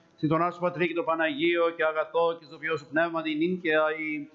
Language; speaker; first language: Greek; early bilingual, heritage; Greek